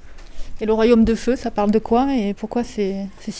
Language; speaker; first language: French; native; French